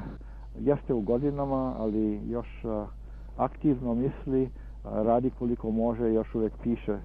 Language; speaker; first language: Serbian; early bilingual, heritage; Serbian